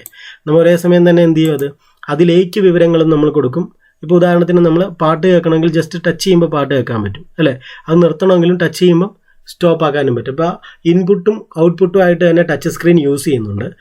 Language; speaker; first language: Malayalam; native; Malayalam